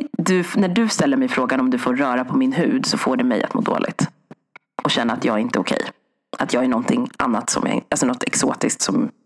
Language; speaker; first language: Swedish; early bilingual, other home language; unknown